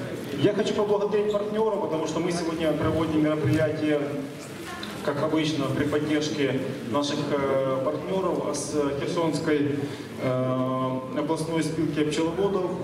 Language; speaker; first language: Russian; native; Russian